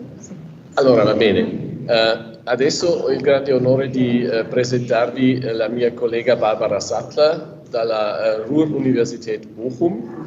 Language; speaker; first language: Italian; non-native, fluent; German